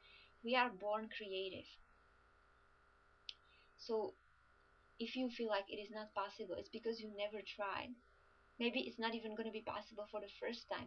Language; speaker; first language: English; non-native, fluent; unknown